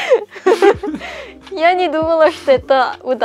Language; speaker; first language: Russian; non-native, learner; Korean